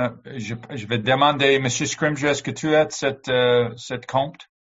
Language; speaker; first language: French; non-native, learner; English